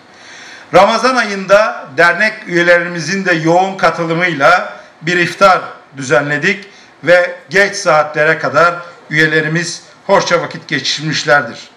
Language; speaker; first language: Turkish; native; Turkish